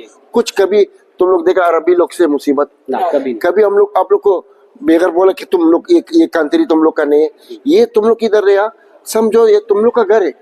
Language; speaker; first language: Hindi; non-native, learner; Arabic